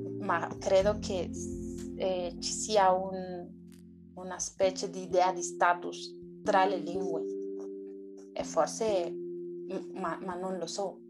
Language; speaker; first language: Italian; non-native, learner; Spanish